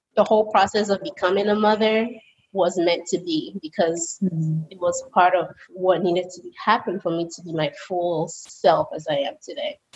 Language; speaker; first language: English; early bilingual, other home language; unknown